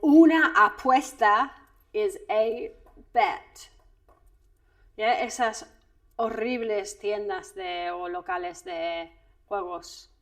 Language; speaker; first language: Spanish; non-native, fluent; English